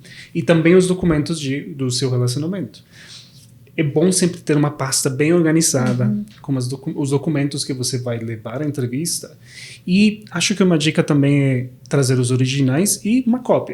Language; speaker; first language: Portuguese; non-native, fluent; Spanish